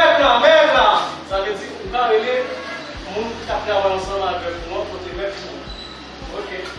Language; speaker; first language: French; non-native, local second language; Haitian Creole